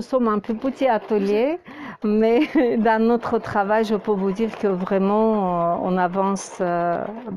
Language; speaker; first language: French; non-native, fluent; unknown